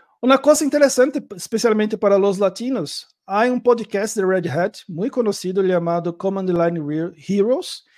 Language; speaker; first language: Spanish; non-native, learner; Portuguese